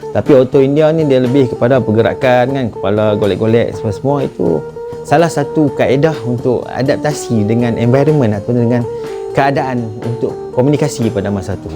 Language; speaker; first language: Malay; native; Malay